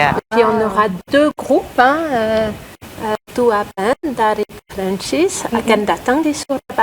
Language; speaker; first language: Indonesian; non-native, learner; French